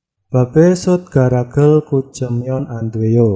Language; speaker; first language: Korean; non-native, fluent; Indonesian